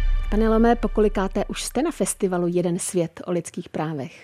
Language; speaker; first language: Czech; native; Czech